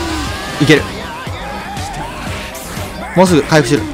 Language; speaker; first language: Japanese; native; Japanese